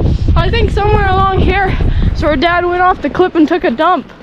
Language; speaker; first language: English; native; English